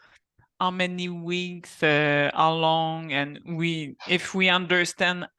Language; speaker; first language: English; non-native, local second language; French